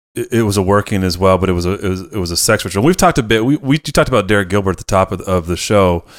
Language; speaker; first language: English; native; English